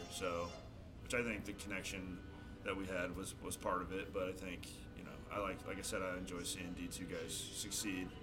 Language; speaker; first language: English; native; English